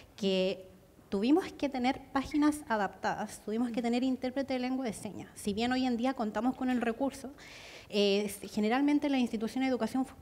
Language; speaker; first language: Spanish; native; Spanish